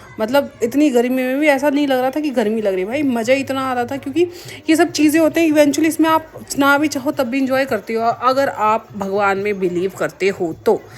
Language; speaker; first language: Hindi; native; Hindi